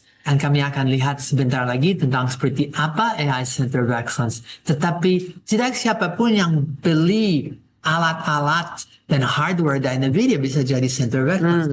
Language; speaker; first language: Indonesian; non-native, fluent; English